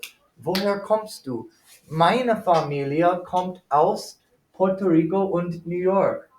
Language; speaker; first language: German; non-native, fluent; English